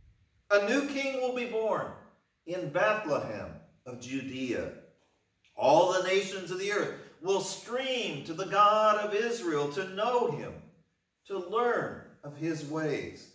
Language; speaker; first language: English; native; English